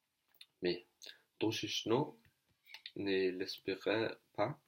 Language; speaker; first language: French; non-native, learner; Danish